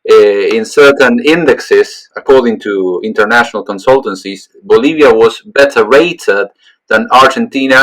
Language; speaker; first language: English; non-native, fluent; Spanish